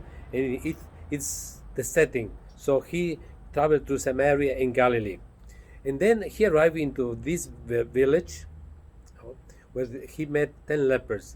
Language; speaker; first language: English; non-native, fluent; Spanish